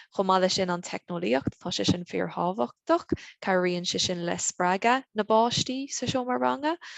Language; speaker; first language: Irish; non-native, local second language; English